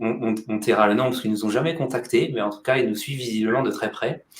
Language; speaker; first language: French; native; French